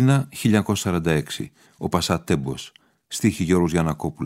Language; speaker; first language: Greek; native; Greek